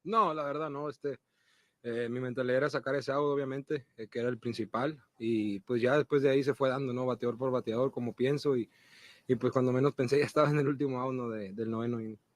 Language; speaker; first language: Spanish; native; Spanish